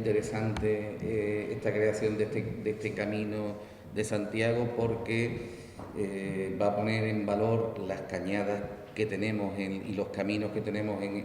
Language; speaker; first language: Spanish; native; Spanish